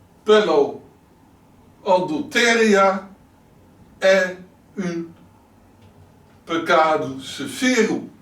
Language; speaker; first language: Portuguese; non-native, learner; Dutch